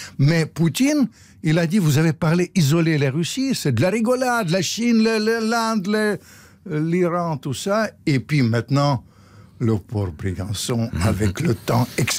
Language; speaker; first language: French; non-native, fluent; Russian